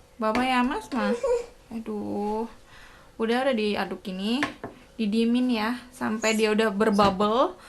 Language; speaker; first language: Indonesian; native; Indonesian